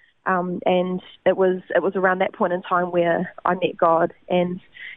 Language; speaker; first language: English; native; English